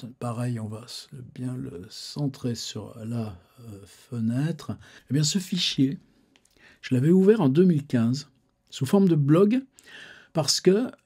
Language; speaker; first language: French; native; French